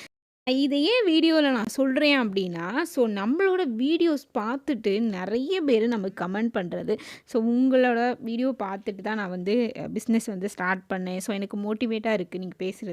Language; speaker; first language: Tamil; native; Tamil